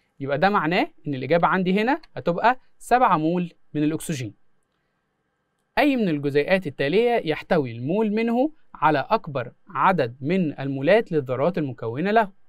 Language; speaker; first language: Arabic; native; Arabic